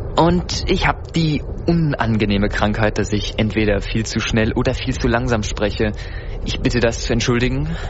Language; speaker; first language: German; native; German